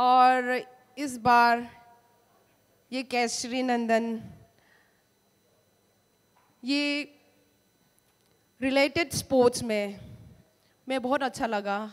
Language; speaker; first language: Hindi; non-native, local second language; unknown